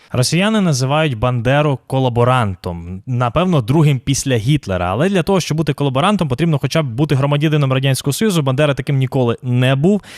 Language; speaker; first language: Ukrainian; native; Ukrainian